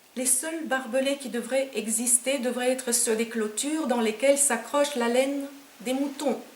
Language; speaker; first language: French; non-native, fluent; Romanian